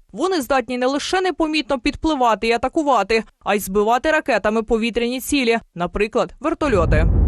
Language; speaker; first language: Ukrainian; native; Ukrainian